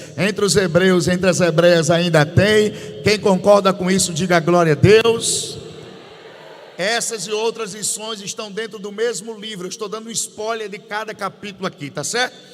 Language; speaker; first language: Portuguese; native; Portuguese